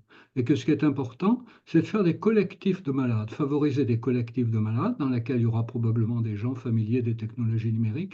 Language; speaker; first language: French; native; French